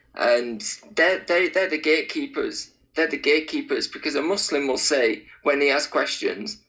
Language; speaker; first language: English; native; English